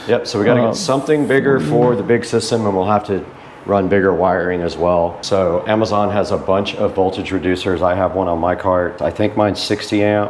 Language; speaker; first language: English; native; English